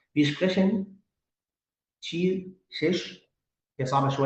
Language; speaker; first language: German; non-native, fluent; Arabic